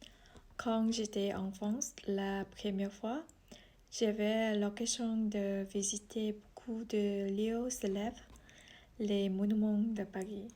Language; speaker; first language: French; non-native, learner; Vietnamese